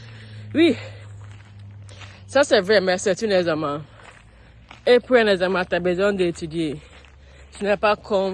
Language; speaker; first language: French; non-native, learner; English